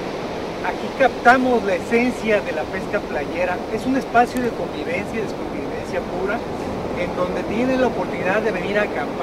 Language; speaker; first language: Spanish; native; Spanish